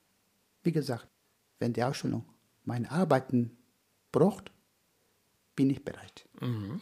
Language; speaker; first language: German; non-native, fluent; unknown